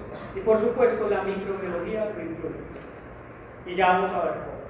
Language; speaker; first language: Spanish; native; Spanish